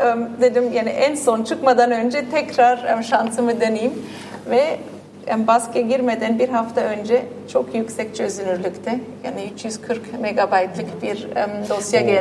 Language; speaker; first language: Turkish; non-native, fluent; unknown